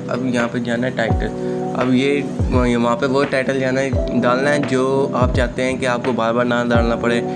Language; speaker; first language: Urdu; native; Urdu